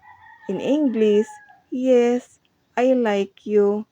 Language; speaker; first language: English; non-native, local second language; Filipino